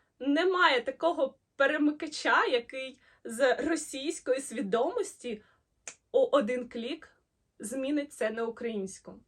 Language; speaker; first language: Ukrainian; non-native, local second language; Russian